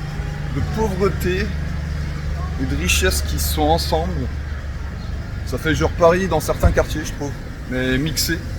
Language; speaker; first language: French; native; French